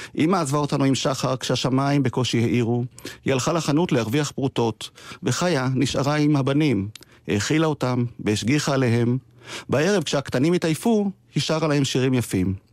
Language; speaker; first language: Hebrew; native; Hebrew